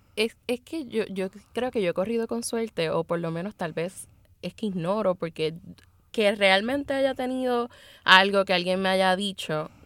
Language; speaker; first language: Spanish; native; Spanish